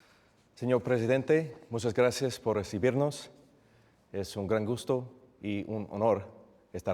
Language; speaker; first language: Spanish; non-native, fluent; English